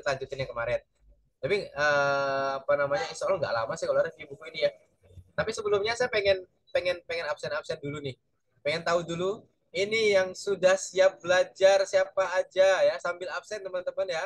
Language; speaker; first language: Indonesian; native; Indonesian